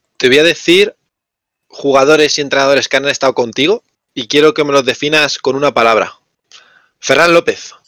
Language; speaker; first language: Spanish; native; Spanish